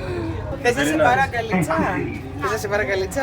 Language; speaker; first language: Greek; native; Greek